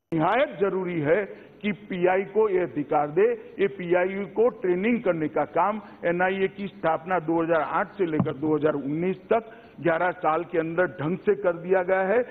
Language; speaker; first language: Hindi; non-native, local second language; Gujarati